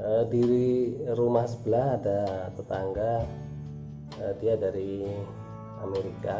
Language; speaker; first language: Indonesian; native; Indonesian